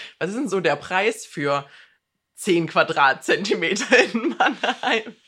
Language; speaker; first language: German; native; German